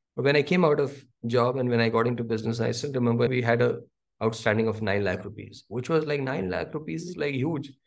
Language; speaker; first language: English; non-native, local second language; Hindi